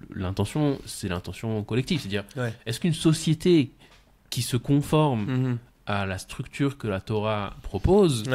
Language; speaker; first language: French; native; French